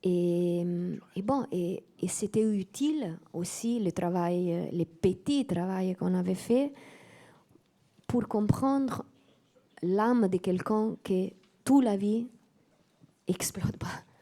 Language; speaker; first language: French; non-native, fluent; Italian